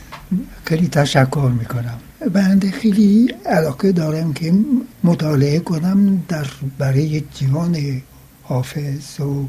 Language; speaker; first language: Persian; non-native, fluent; French